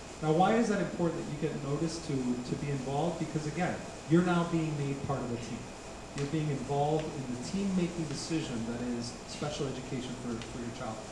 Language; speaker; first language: English; early bilingual, other home language; Spanish